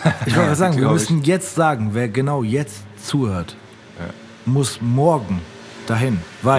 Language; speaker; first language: German; native; German